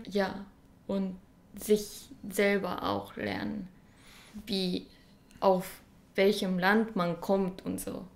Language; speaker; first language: German; non-native, learner; Japanese